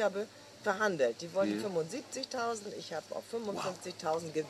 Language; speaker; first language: German; early bilingual, other home language; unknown